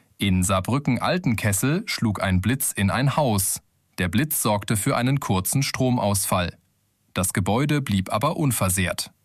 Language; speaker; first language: German; native; German